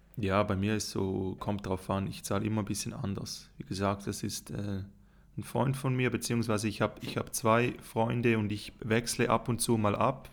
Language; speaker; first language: German; native; German